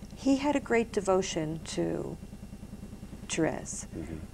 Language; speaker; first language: English; native; English